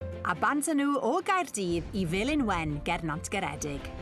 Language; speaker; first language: Welsh; native; Welsh